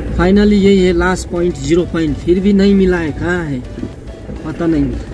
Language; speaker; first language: Hindi; non-native, local second language; Nepali